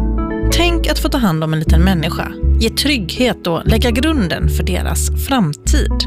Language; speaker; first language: Swedish; native; Swedish